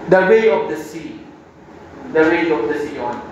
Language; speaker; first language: English; non-native, local second language; Filipino